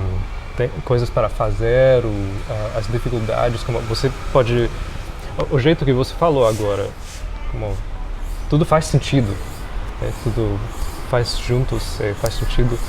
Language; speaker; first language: Portuguese; non-native, fluent; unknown